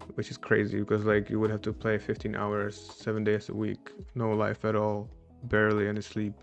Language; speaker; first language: English; non-native, fluent; Czech